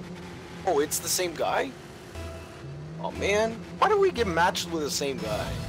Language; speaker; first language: English; native; English